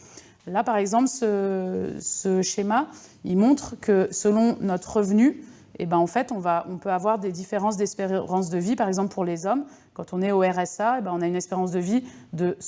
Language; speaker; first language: French; native; French